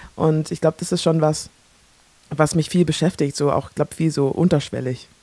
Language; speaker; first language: German; early bilingual, other home language; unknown